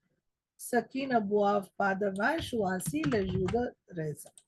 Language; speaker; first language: French; non-native, learner; Telugu